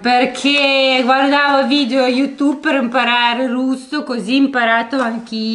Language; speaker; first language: Italian; early bilingual, other home language; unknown